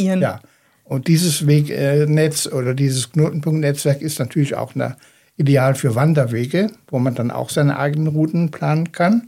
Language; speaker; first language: German; native; German